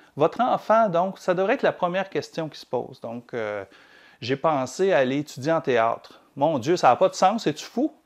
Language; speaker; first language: French; native; French